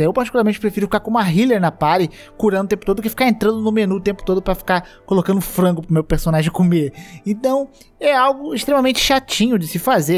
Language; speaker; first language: Portuguese; native; Portuguese